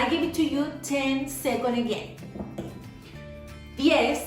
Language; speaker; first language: English; non-native, learner; Spanish